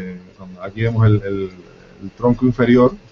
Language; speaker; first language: Spanish; native; Spanish